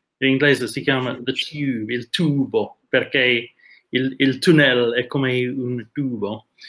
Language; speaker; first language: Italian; non-native, fluent; English